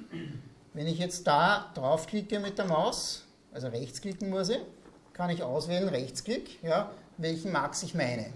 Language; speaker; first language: German; native; German